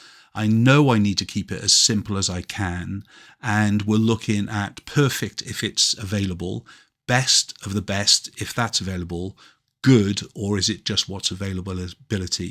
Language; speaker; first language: English; native; English